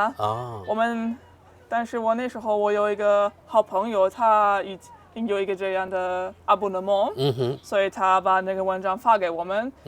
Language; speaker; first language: Chinese; non-native, fluent; German